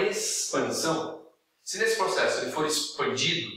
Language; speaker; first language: Portuguese; native; Portuguese